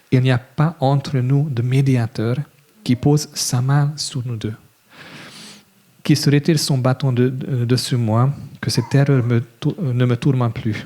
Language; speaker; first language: French; non-native, fluent; English